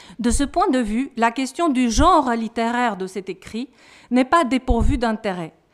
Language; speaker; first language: French; non-native, fluent; Romanian